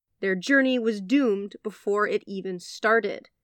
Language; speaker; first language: English; native; English